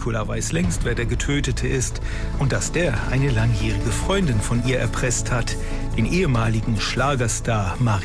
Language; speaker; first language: German; native; German